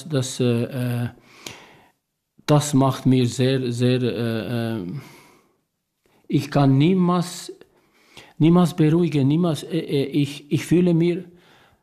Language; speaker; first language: German; non-native, learner; Albanian